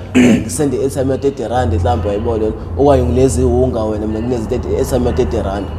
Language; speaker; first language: Zulu; native; Zulu